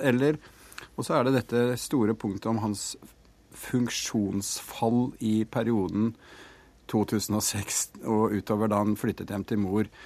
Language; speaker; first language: Norwegian; native; Norwegian